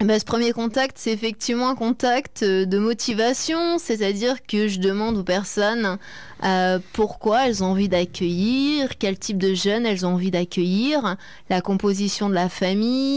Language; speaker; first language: French; native; French